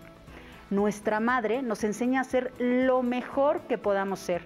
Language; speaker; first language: Spanish; native; Spanish